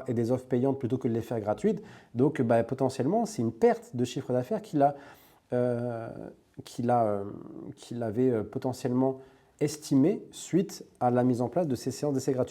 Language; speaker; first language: French; native; French